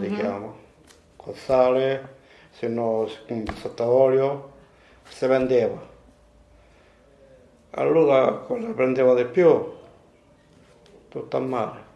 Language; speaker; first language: Italian; non-native, learner; Maltese